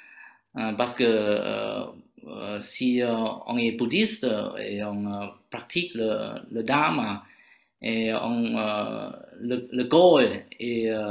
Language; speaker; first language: French; non-native, learner; Vietnamese